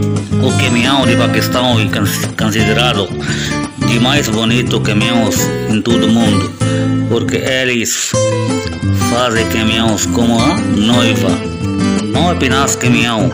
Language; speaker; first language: Portuguese; non-native, learner; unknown